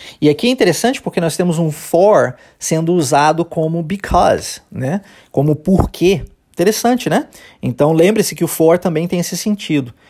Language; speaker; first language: Portuguese; early bilingual, heritage; Portuguese